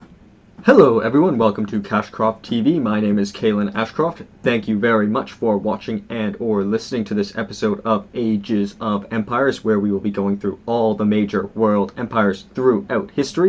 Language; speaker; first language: English; native; English